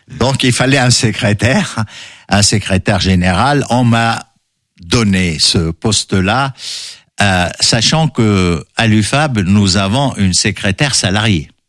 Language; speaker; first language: French; non-native, local second language; Arabic